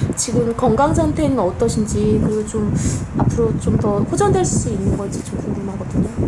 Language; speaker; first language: Korean; native; Korean